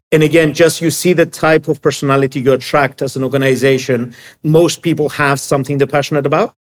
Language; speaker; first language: English; early bilingual, other home language; Greek